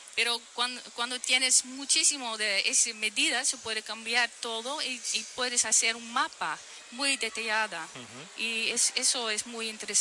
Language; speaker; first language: Spanish; non-native, fluent; Dutch